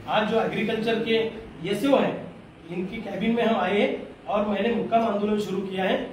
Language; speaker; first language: Hindi; non-native, local second language; Marathi